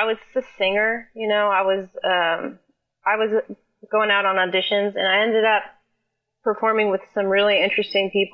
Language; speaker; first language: English; native; English